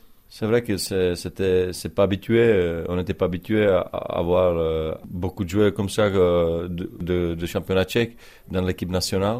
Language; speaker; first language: French; non-native, learner; Czech